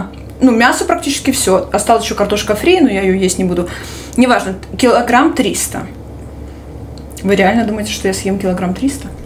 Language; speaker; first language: Russian; native; Russian